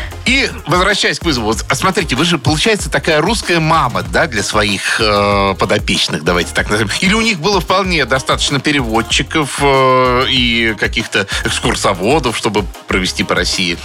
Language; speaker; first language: Russian; native; Russian